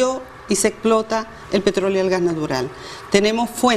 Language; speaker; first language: Spanish; native; Spanish